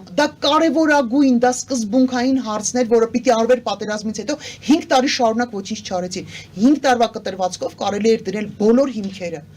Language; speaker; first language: Armenian; native; Armenian